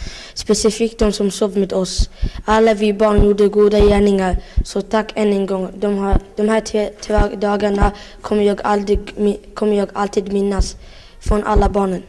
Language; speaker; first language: Swedish; early bilingual, other home language; Somali